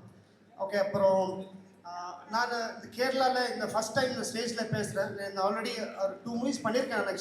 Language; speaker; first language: Tamil; non-native, local second language; Kannada